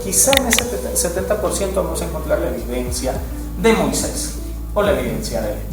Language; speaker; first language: Spanish; native; Spanish